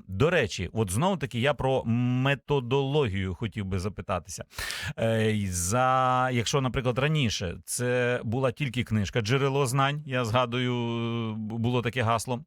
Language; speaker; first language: Ukrainian; native; Ukrainian